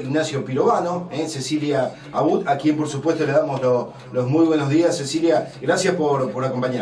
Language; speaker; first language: Spanish; native; Spanish